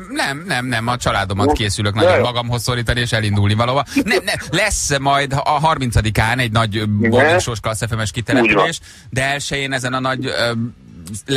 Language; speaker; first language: Hungarian; native; Hungarian